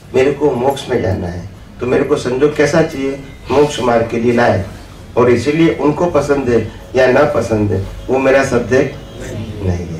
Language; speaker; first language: Hindi; non-native, local second language; Gujarati